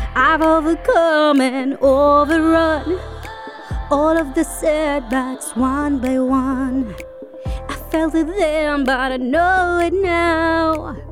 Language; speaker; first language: English; early bilingual, other home language; Romanian